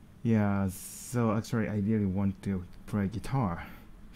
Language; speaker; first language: English; non-native, learner; Japanese